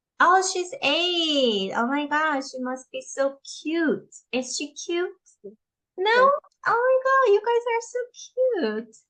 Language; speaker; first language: English; non-native, fluent; Korean